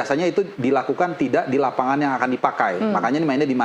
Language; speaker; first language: Indonesian; native; Indonesian